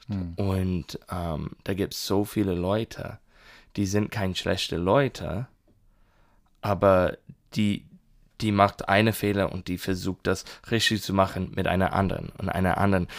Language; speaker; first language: German; non-native, learner; English